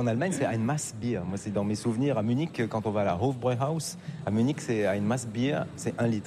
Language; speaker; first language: French; native; French